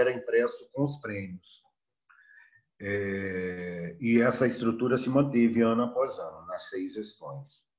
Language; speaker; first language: Portuguese; native; Portuguese